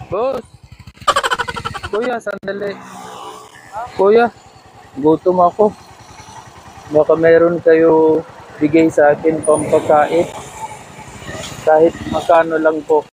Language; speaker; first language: Filipino; non-native, learner; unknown